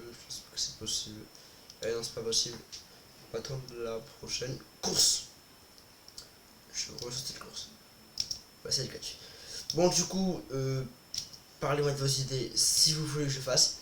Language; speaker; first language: French; native; French